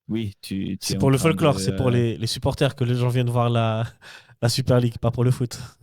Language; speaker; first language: French; native; French